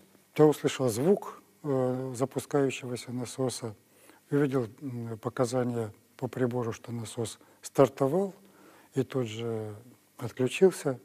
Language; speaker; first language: Russian; native; Russian